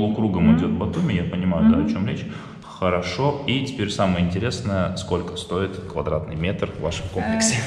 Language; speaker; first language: Russian; native; Russian